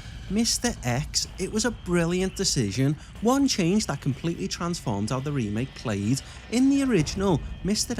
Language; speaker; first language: English; native; English